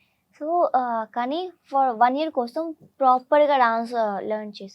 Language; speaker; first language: Telugu; non-native, learner; Hindi